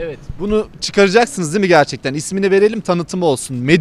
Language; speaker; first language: Turkish; native; Turkish